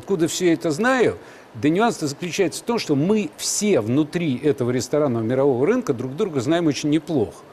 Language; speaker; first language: Russian; native; Russian